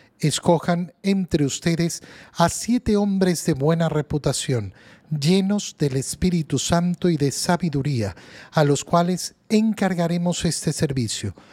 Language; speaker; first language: Spanish; native; Spanish